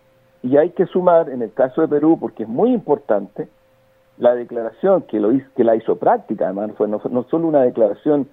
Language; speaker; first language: Spanish; native; Spanish